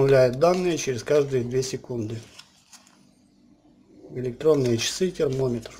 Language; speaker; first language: Russian; native; Russian